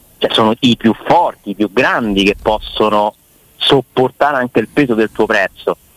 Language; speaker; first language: Italian; native; Italian